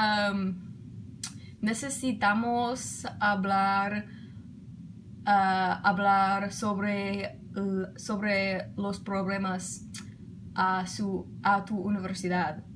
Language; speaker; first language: Spanish; non-native, learner; English